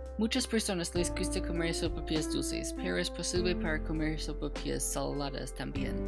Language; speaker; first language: Spanish; non-native, learner; English